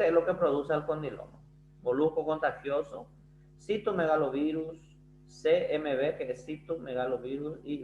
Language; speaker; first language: Spanish; non-native, fluent; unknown